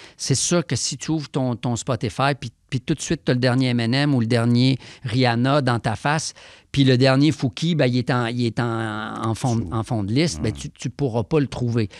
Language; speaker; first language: French; native; French